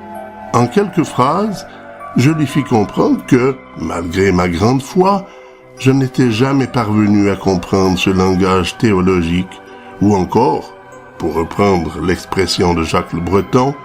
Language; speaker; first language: French; native; French